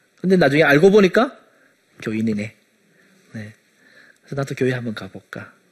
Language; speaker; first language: Korean; native; Korean